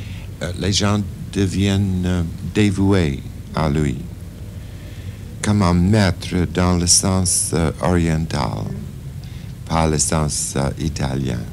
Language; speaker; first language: French; non-native, fluent; English